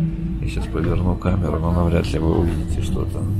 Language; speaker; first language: Russian; native; Russian